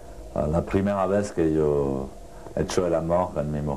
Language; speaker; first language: Spanish; non-native, learner; French